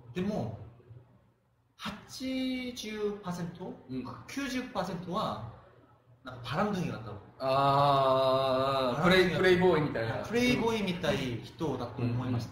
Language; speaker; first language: Japanese; non-native, fluent; Korean